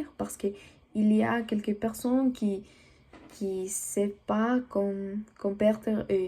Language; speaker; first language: French; non-native, learner; Spanish